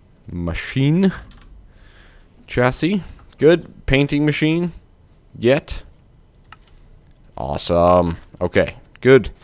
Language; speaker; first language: English; native; English